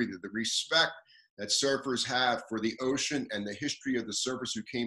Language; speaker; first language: English; native; English